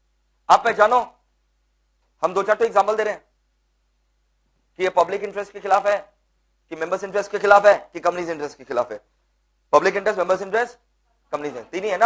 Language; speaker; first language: Hindi; non-native, local second language; Bangla